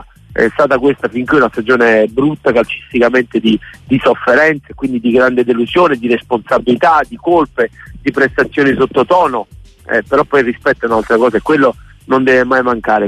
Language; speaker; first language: Italian; native; Italian